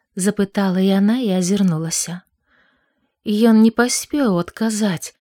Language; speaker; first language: Belarusian; native; Belarusian